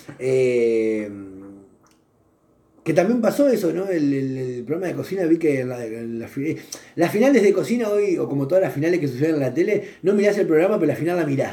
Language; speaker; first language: Spanish; native; Spanish